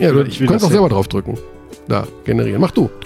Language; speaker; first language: German; native; German